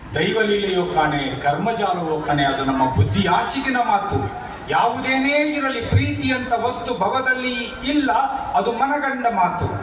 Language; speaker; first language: Kannada; native; Kannada